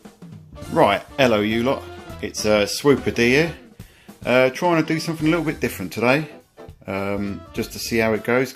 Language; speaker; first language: English; native; English